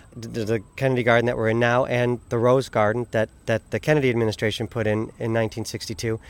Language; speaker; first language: English; native; English